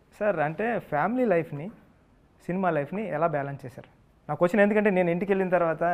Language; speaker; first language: Telugu; native; Telugu